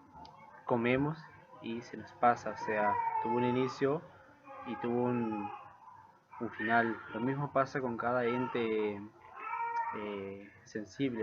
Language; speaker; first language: Spanish; native; Spanish